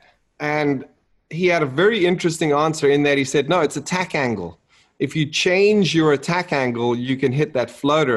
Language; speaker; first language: English; native; English